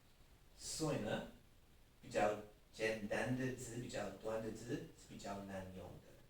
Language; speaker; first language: Chinese; non-native, learner; English